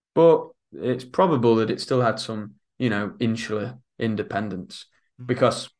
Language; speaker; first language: English; native; English